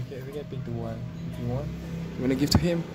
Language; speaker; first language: English; non-native, learner; Indonesian